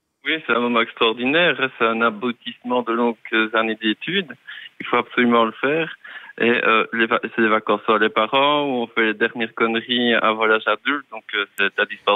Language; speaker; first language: French; native; French